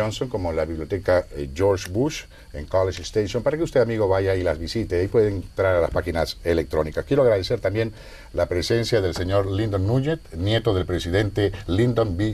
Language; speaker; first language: Spanish; native; Spanish